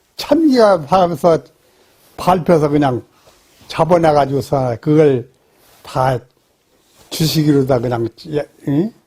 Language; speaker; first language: Korean; native; Korean